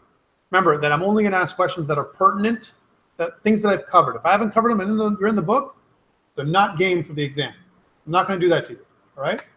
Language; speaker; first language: English; native; English